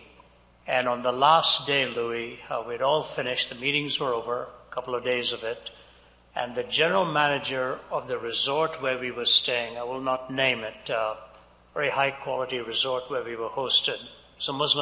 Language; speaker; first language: English; non-native, local second language; Hindi